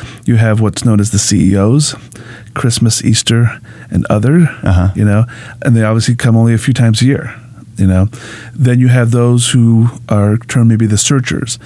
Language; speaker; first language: English; early bilingual, other home language; Spanish